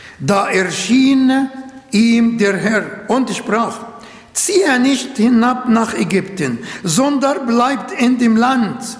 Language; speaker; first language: German; non-native, learner; Arabic